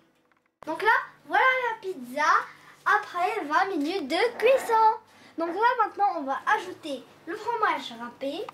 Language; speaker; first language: French; non-native, local second language; Arabic